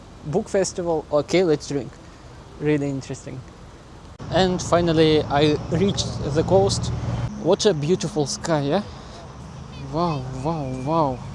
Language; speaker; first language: English; non-native, learner; Russian